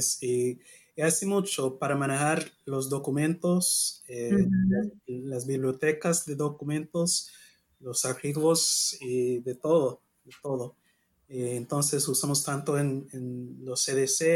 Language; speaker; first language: Spanish; non-native, learner; English